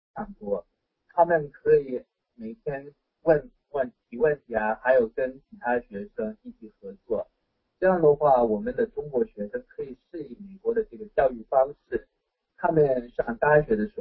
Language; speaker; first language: Chinese; non-native, fluent; English